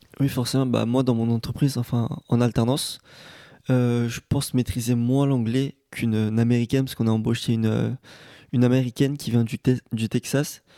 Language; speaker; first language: French; native; French